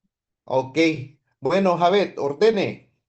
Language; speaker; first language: Spanish; native; Spanish